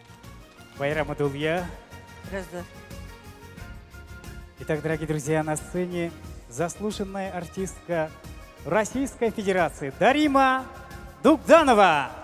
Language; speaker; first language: Russian; native; Russian